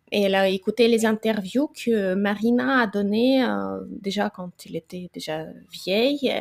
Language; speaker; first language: French; non-native, fluent; Ukrainian